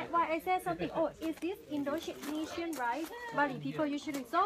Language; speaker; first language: English; non-native, learner; Thai